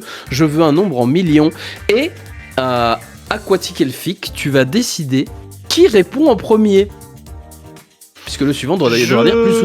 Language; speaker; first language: French; native; French